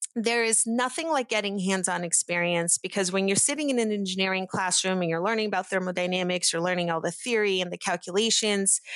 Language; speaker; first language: English; early bilingual, other home language; Portuguese